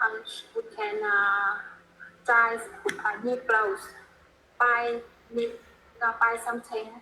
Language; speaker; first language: English; non-native, learner; Vietnamese